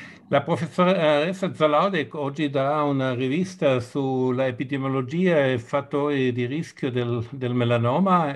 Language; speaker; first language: Italian; non-native, fluent; German